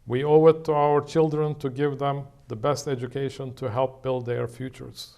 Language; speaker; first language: English; non-native, fluent; Turkish